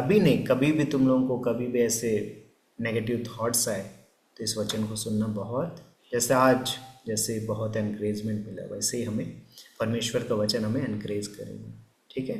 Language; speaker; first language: Hindi; native; Hindi